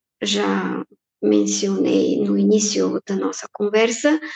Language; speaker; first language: Portuguese; non-native, fluent; Bulgarian